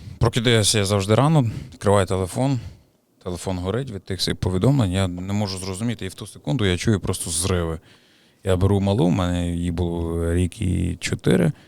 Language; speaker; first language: Ukrainian; native; Ukrainian